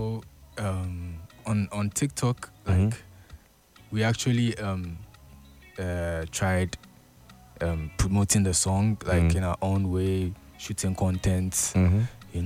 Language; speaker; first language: English; non-native, local second language; Akan